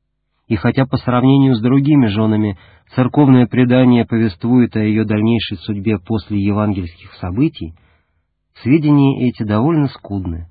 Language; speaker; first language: Russian; native; Russian